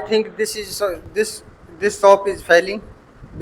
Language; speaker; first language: English; non-native, learner; Hindi